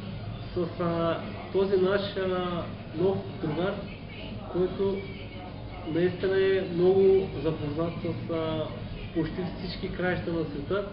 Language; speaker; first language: Bulgarian; non-native, local second language; Turkish